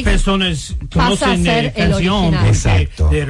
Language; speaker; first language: Spanish; non-native, learner; English